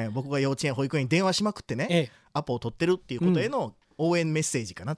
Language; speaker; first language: Japanese; native; Japanese